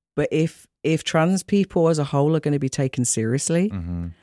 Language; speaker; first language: English; native; English